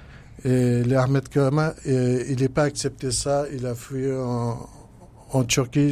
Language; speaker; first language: French; non-native, learner; Kurdish